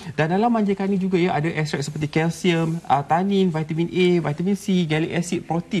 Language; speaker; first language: Malay; native; Malay